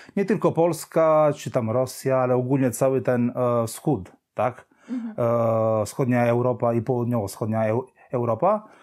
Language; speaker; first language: Polish; non-native, fluent; Italian